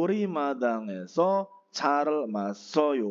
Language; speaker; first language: Korean; non-native, fluent; Indonesian